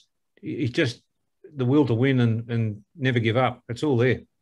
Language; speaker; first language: English; native; English